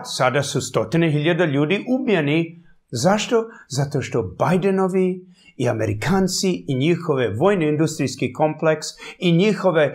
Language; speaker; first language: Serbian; early bilingual, heritage; English